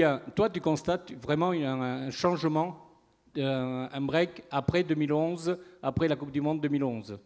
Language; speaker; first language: French; native; French